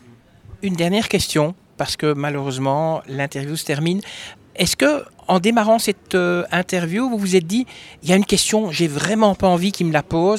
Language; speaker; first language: French; native; French